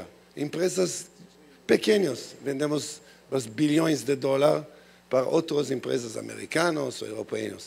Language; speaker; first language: Portuguese; non-native, learner; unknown